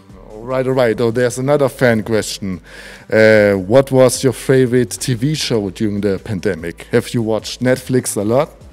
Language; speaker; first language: English; non-native, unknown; German